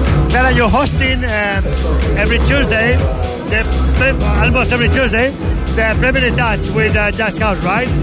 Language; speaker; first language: English; non-native, fluent; Spanish